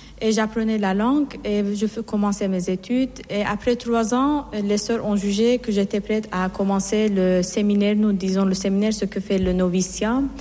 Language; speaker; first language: French; non-native, fluent; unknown